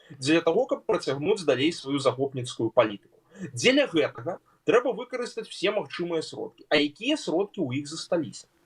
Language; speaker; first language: Belarusian; native; Belarusian